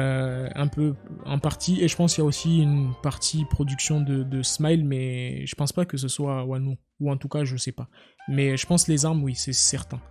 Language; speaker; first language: French; native; French